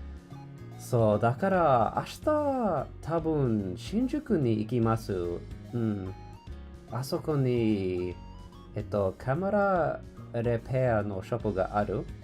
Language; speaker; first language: Japanese; non-native, learner; English